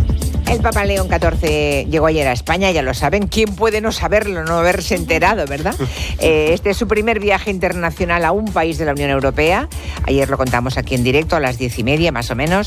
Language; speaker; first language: Spanish; native; Spanish